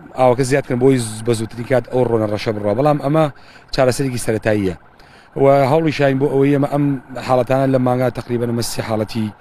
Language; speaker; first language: Central Kurdish; native; Central Kurdish